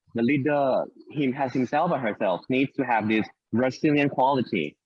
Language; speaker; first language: English; non-native, fluent; Thai